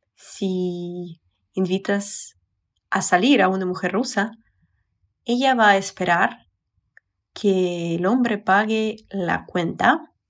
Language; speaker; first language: Spanish; non-native, fluent; Russian